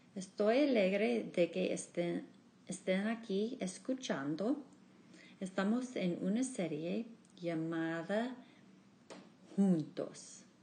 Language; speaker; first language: Spanish; non-native, learner; English